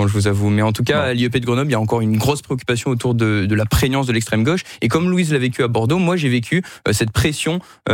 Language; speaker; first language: French; native; French